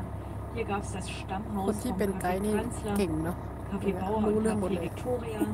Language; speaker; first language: German; native; German